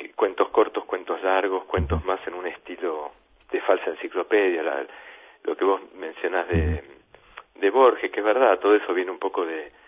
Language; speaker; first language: Spanish; native; Spanish